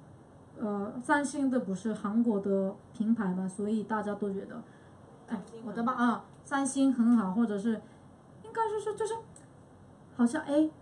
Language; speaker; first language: Chinese; non-native, fluent; Korean